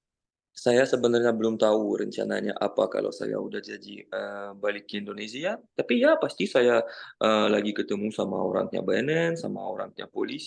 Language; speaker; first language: Indonesian; non-native, fluent; Russian